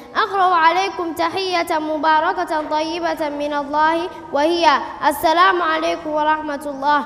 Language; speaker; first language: Arabic; non-native, learner; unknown